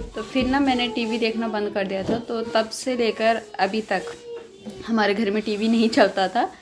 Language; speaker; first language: Hindi; native; Hindi